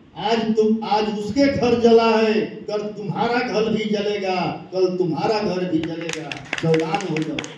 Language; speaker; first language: Hindi; native; Hindi